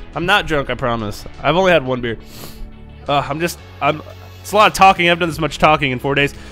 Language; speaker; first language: English; native; English